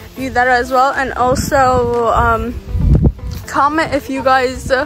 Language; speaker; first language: English; early bilingual, other home language; Persian